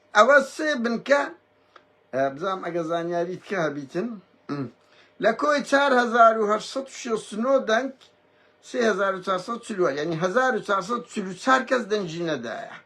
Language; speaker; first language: Central Kurdish; native; Central Kurdish